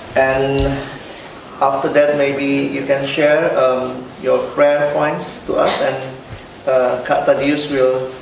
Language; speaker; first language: English; non-native, fluent; Indonesian